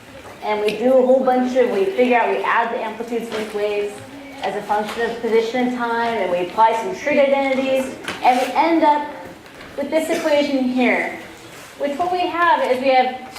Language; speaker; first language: English; native; English